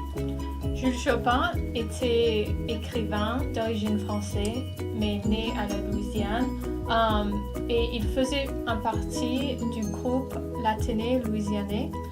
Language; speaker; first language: French; non-native, learner; English